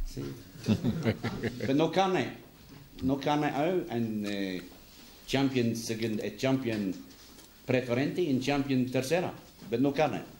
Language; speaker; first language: Spanish; non-native, learner; English